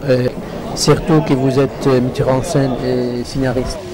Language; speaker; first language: French; non-native, fluent; Arabic